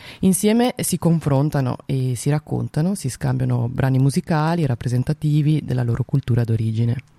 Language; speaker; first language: Italian; native; Italian